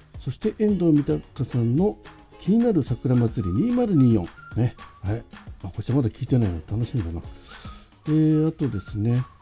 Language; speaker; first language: Japanese; native; Japanese